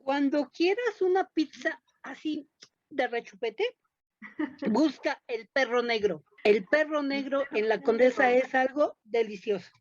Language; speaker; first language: Spanish; native; Spanish